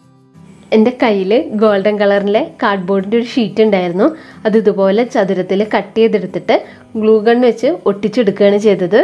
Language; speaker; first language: Malayalam; native; Malayalam